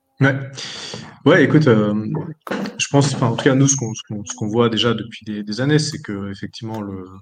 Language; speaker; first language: French; native; French